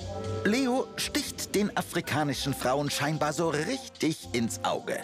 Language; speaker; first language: German; native; German